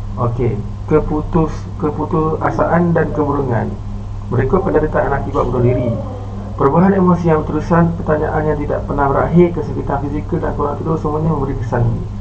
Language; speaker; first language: Malay; native; Malay